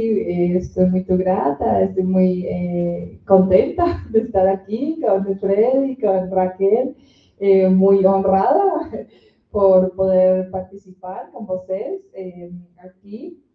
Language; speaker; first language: Portuguese; non-native, learner; Spanish